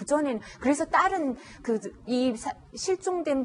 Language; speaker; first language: Korean; native; Korean